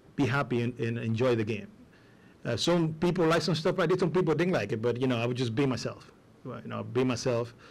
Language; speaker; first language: English; non-native, fluent; Spanish